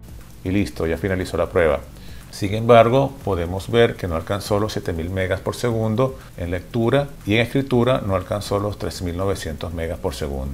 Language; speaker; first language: Spanish; native; Spanish